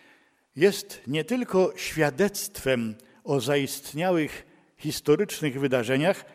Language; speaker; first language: Polish; native; Polish